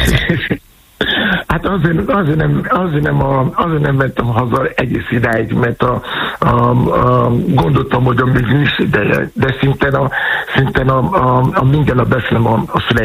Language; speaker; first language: Hungarian; non-native, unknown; Yoruba